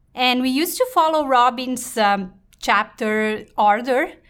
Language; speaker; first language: English; non-native, fluent; Portuguese